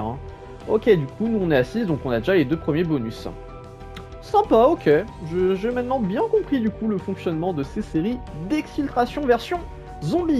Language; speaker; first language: French; native; French